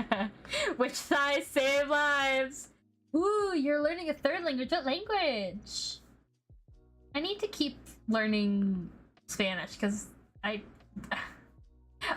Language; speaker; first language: English; native; English